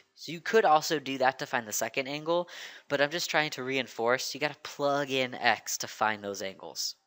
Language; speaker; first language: English; native; English